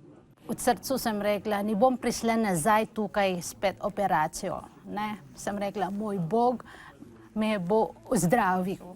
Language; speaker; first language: Slovenian; non-native, learner; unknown